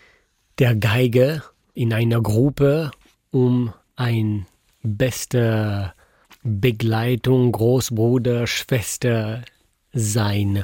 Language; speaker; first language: German; non-native, fluent; French